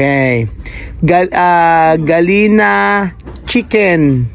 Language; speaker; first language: English; non-native, learner; Filipino